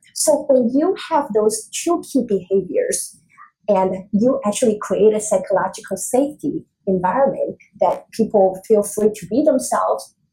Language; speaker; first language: English; non-native, fluent; Chinese